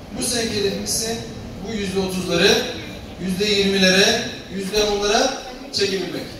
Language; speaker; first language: Turkish; native; Turkish